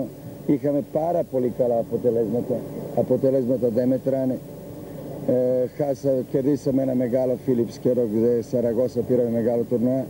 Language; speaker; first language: Greek; non-native, fluent; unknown